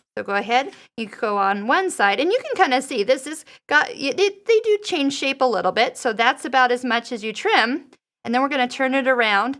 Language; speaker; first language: English; native; English